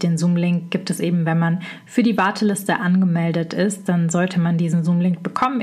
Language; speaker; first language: German; native; German